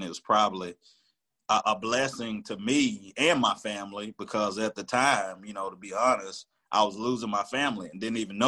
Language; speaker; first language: English; native; English